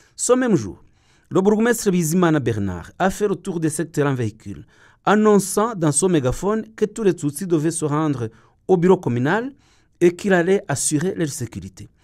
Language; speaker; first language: French; non-native, local second language; Kinyarwanda